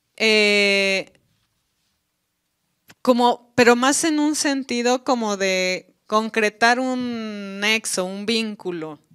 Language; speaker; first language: Spanish; native; Spanish